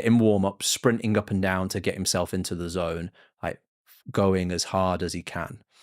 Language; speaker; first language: English; native; English